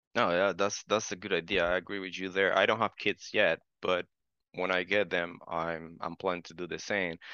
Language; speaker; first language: English; non-native, fluent; Spanish